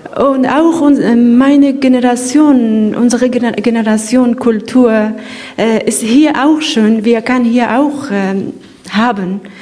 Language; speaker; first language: German; non-native, learner; Persian